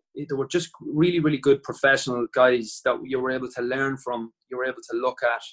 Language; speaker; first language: English; native; English